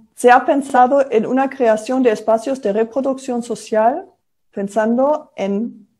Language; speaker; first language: Spanish; non-native, fluent; German